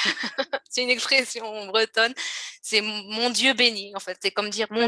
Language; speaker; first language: French; native; French